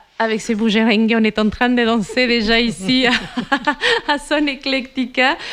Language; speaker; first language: French; non-native, fluent; Spanish